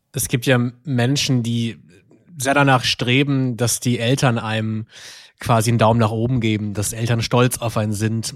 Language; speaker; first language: German; native; German